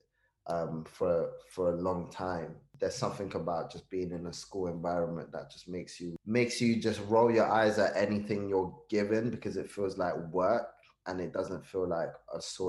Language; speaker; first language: English; early bilingual, other home language; Hausa